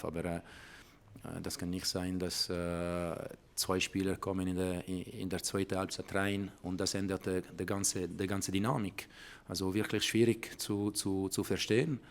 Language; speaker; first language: German; non-native, fluent; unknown